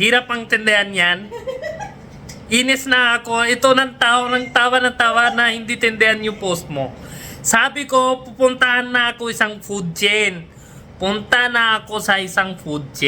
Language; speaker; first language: Filipino; non-native, learner; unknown